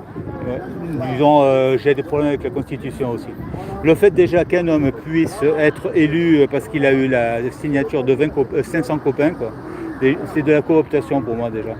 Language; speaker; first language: French; native; French